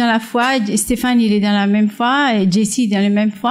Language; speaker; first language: French; non-native, fluent; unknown